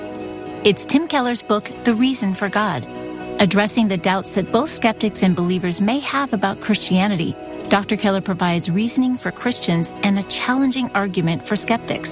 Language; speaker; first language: English; native; English